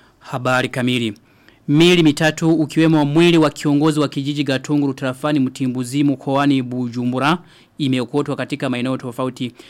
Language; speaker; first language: Swahili; non-native, local second language; Rundi